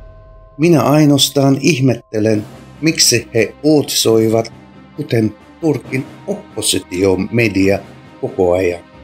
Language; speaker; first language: Finnish; non-native, fluent; Turkish